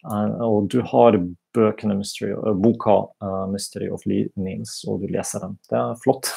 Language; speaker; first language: Norwegian; non-native, fluent; German